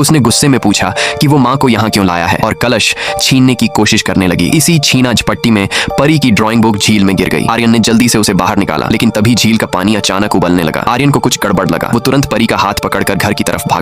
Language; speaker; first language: Hindi; native; Hindi